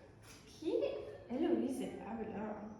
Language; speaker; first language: French; non-native, learner; English